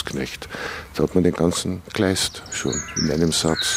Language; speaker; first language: German; native; German